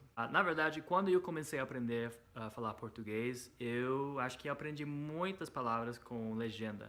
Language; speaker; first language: Portuguese; non-native, fluent; English